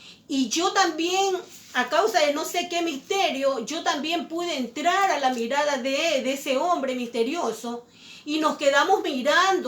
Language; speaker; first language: Spanish; native; Spanish